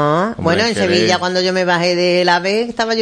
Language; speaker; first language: Spanish; native; Spanish